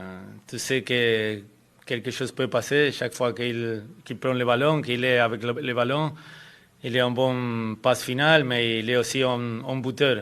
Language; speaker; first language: French; non-native, fluent; Spanish